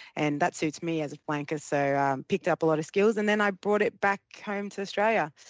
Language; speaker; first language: English; early bilingual, other home language; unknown